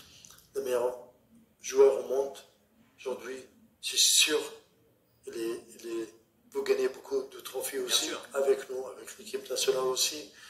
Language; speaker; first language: French; non-native, learner; Arabic